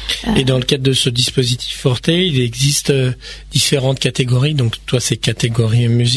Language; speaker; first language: French; native; French